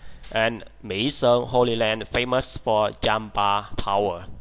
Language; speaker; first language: English; non-native, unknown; Vietnamese